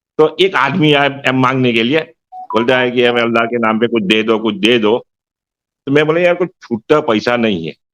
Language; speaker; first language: Hindi; non-native, local second language; Gujarati